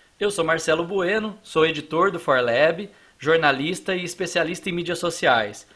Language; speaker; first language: Portuguese; native; Portuguese